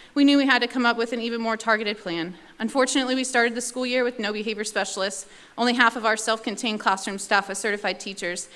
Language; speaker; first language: English; native; English